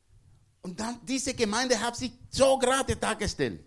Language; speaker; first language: German; non-native, learner; Spanish